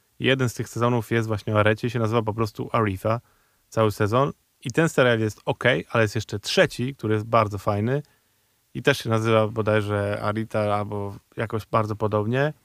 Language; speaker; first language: Polish; native; Polish